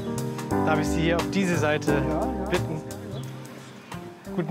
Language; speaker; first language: German; native; German